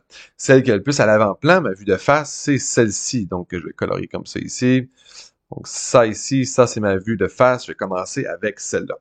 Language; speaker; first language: French; native; French